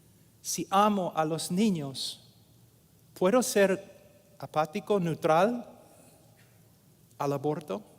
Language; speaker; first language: Spanish; non-native, fluent; English